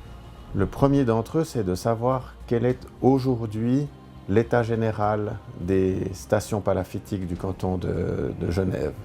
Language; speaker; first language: French; native; French